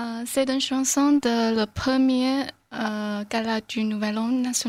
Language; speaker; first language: French; non-native, learner; Chinese